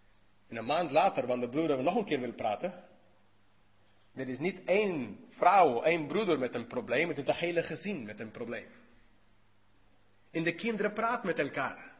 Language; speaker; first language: Dutch; non-native, learner; English